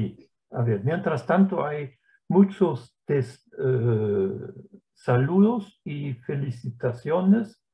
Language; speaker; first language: Spanish; non-native, fluent; German